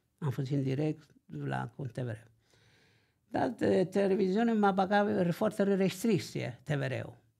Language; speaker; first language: Romanian; non-native, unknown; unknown